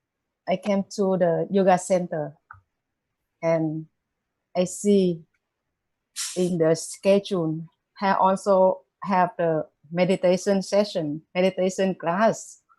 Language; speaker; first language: English; non-native, learner; Vietnamese